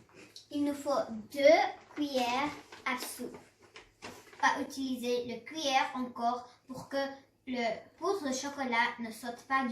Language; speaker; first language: French; non-native, learner; English